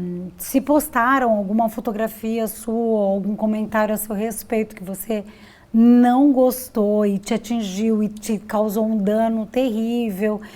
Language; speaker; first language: Portuguese; native; Portuguese